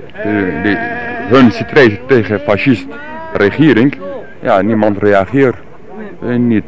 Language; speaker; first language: Dutch; non-native, learner; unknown